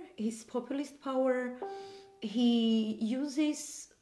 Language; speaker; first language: English; non-native, fluent; Armenian